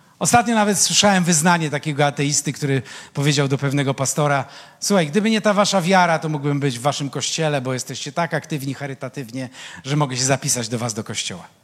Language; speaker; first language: Polish; native; Polish